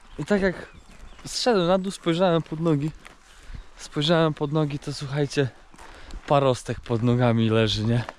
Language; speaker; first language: Polish; native; Polish